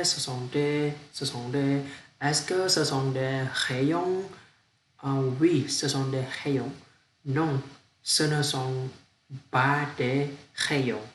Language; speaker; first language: French; non-native, learner; Vietnamese